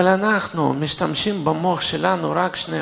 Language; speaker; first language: Hebrew; non-native, fluent; Russian